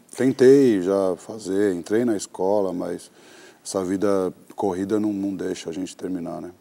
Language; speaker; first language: Portuguese; native; Portuguese